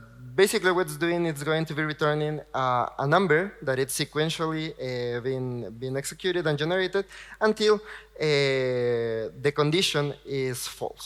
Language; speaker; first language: English; non-native, fluent; Spanish